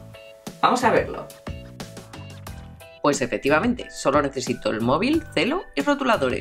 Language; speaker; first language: Spanish; native; Spanish